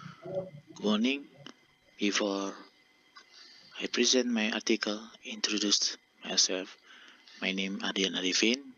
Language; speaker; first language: English; non-native, learner; Indonesian